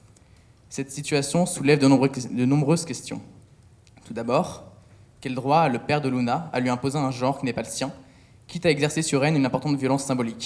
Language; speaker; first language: French; native; French